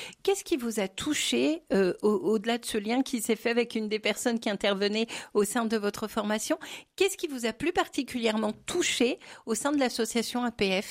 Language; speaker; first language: French; native; French